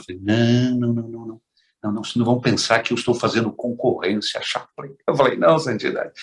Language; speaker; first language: Portuguese; native; Portuguese